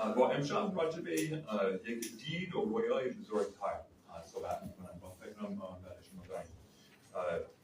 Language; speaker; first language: Persian; non-native, fluent; English